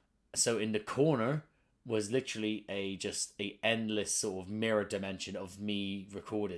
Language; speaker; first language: English; native; English